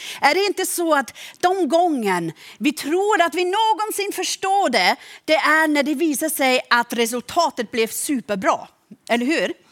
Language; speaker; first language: Swedish; non-native, fluent; German